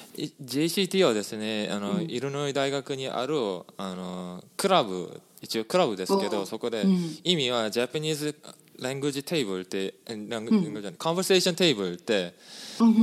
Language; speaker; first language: Japanese; non-native, fluent; English